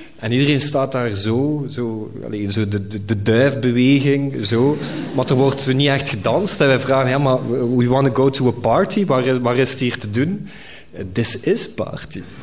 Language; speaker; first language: Dutch; native; Dutch